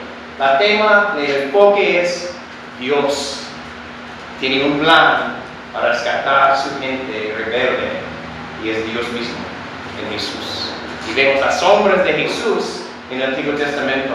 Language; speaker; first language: Spanish; non-native, fluent; English